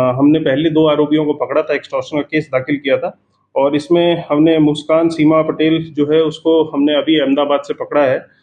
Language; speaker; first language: Hindi; non-native, local second language; Gujarati